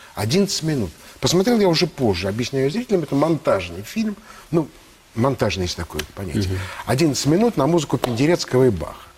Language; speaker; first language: Russian; native; Russian